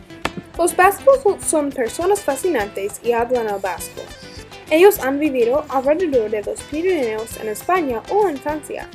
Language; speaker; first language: Spanish; non-native, learner; English